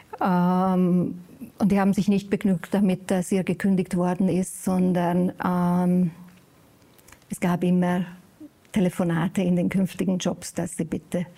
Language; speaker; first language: German; non-native, fluent; Hungarian